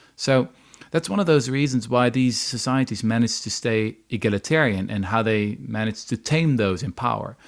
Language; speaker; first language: English; non-native, fluent; Dutch